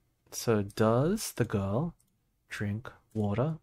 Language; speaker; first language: English; native; English